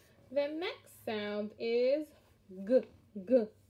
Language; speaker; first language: English; early bilingual, other home language; Spanish